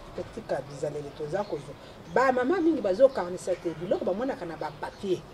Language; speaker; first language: Lingala; non-native, local second language; Luba-Lulua